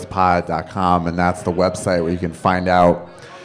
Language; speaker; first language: English; native; English